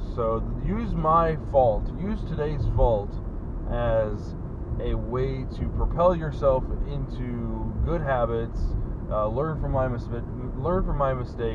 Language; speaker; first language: English; native; English